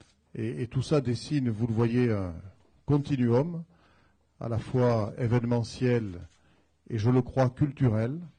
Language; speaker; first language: French; native; French